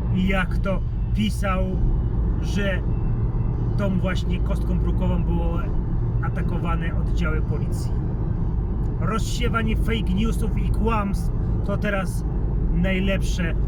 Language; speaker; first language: Polish; native; Polish